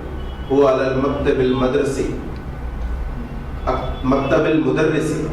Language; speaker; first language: Arabic; non-native, learner; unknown